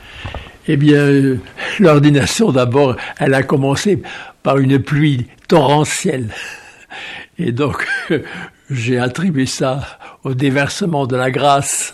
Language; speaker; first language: French; native; French